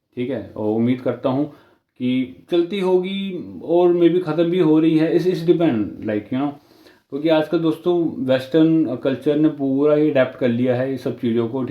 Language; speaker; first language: Hindi; native; Hindi